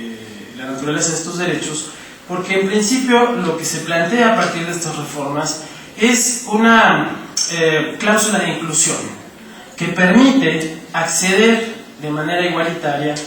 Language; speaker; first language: Spanish; native; Spanish